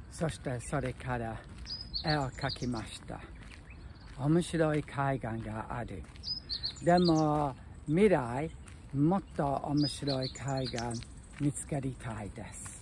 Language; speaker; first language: Japanese; non-native, learner; English